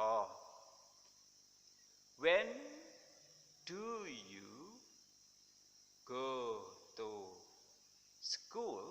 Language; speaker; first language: English; non-native, fluent; Indonesian